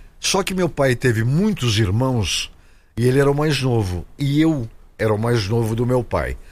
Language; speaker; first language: Portuguese; native; Portuguese